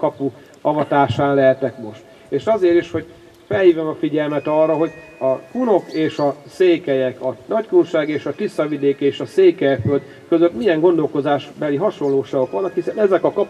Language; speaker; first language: Hungarian; native; Hungarian